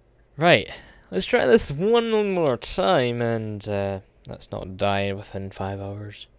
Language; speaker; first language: English; native; English